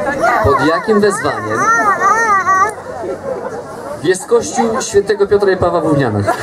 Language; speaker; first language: Polish; native; Polish